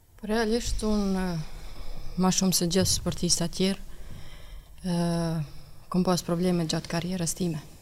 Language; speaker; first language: Albanian; native; Albanian